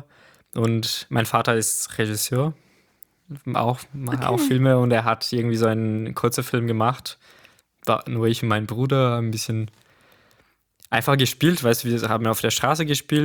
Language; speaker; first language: German; non-native, fluent; Portuguese